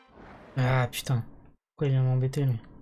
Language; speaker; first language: French; native; French